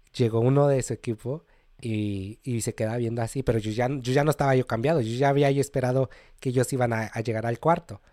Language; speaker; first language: Spanish; native; Spanish